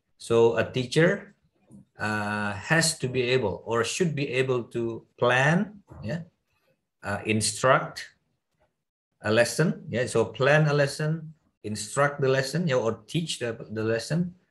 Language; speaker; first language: English; non-native, fluent; Indonesian